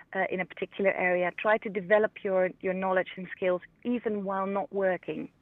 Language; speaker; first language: English; non-native, fluent; Dutch